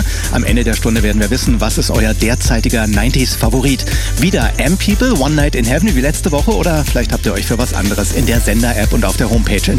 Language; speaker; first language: German; native; German